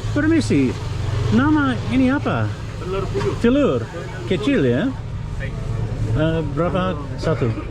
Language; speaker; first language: Indonesian; non-native, learner; English